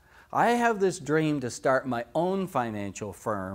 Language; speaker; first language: English; native; English